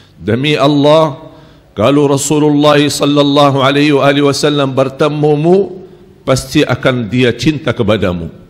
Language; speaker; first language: Malay; non-native, fluent; Arabic